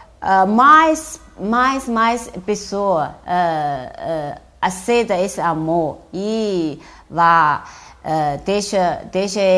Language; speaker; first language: Portuguese; non-native, learner; Chinese